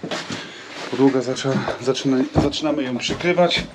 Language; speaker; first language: Polish; native; Polish